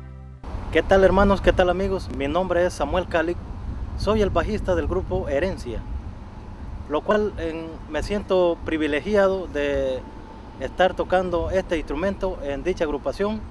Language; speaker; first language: Spanish; native; Spanish